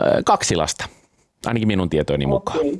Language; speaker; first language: Finnish; native; Finnish